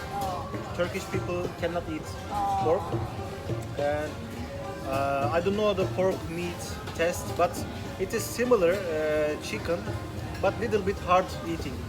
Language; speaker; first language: English; non-native, learner; Turkish